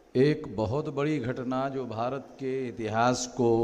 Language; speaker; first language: Hindi; non-native, local second language; Marathi